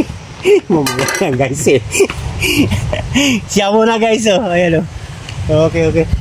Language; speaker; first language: Filipino; native; Filipino